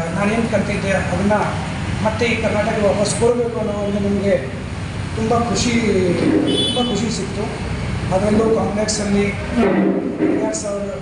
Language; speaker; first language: Kannada; non-native, fluent; Hindi